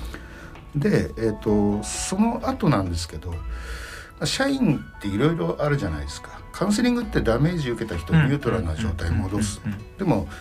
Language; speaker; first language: Japanese; native; Japanese